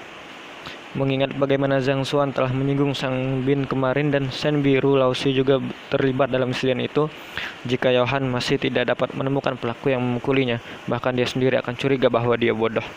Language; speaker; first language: Indonesian; native; Indonesian